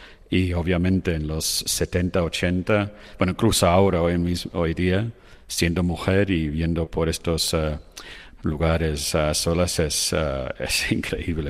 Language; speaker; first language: Spanish; non-native, fluent; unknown